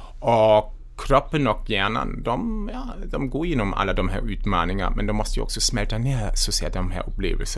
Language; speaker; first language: Swedish; non-native, fluent; German